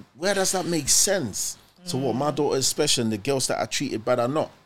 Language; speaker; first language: English; early bilingual, other home language; German